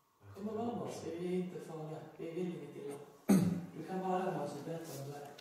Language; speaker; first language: Swedish; native; Swedish